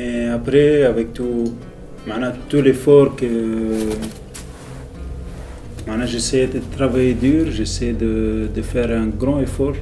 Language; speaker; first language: French; non-native, local second language; Arabic